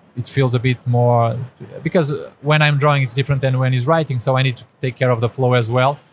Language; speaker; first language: English; non-native, fluent; Portuguese